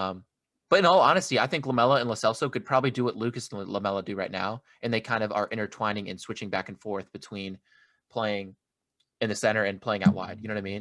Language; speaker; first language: English; native; English